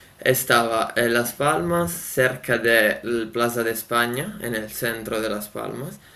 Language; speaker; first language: Spanish; non-native, fluent; Italian